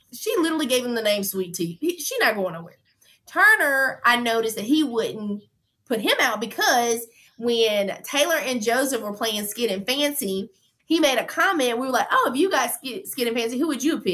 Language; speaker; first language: English; native; English